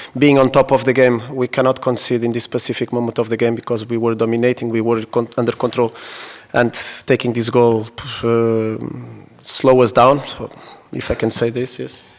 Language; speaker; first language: English; non-native, fluent; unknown